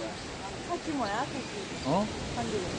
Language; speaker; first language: Korean; non-native, learner; Japanese